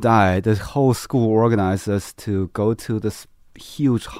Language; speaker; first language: English; non-native, fluent; Chinese